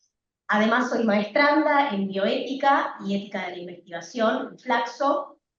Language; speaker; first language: Spanish; native; Spanish